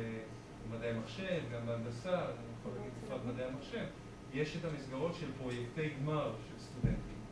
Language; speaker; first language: Hebrew; native; Hebrew